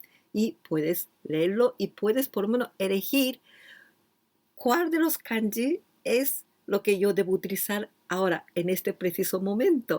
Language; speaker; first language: Spanish; non-native, fluent; Japanese